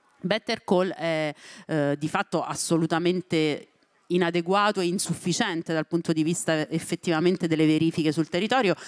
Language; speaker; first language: Italian; native; Italian